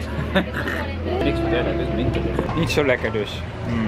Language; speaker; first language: Dutch; native; Dutch